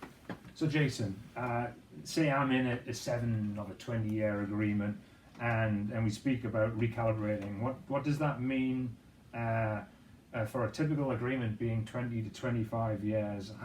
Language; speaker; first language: English; native; English